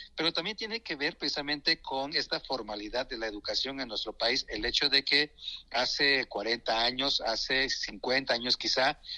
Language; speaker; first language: Spanish; non-native, local second language; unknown